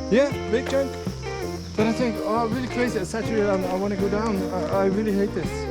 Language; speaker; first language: English; non-native, fluent; Dutch